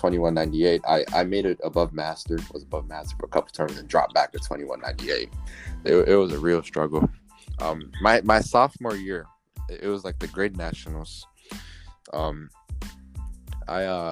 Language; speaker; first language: English; native; English